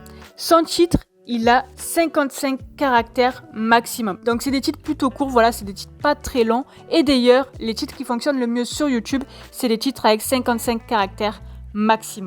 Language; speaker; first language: French; native; French